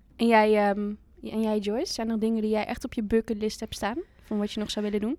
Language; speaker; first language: Dutch; native; Dutch